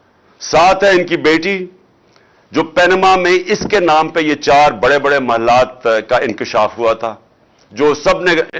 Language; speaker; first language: Urdu; native; Urdu